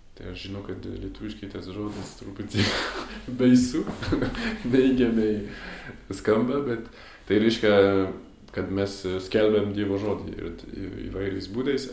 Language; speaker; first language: Lithuanian; non-native, fluent; French